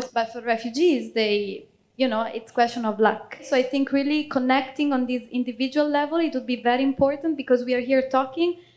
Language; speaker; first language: English; non-native, fluent; Italian